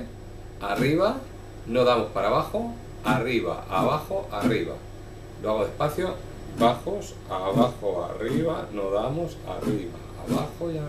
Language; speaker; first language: Spanish; native; Spanish